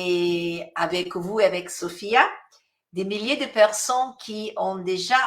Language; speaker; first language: French; non-native, fluent; Italian